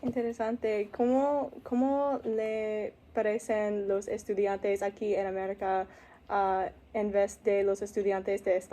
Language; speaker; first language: Spanish; non-native, learner; English